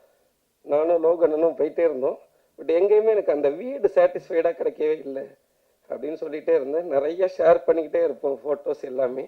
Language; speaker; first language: Tamil; native; Tamil